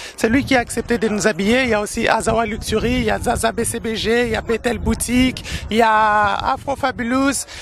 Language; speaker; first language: French; early bilingual, other home language; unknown